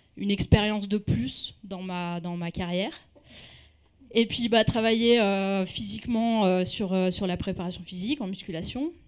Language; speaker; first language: French; native; French